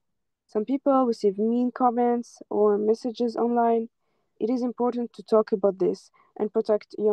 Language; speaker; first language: English; non-native, fluent; French